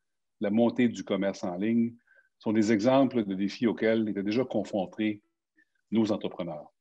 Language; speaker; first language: French; native; French